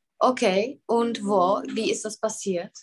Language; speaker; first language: German; non-native, fluent; Czech